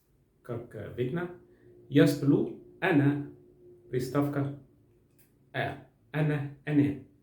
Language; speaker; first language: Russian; non-native, learner; Arabic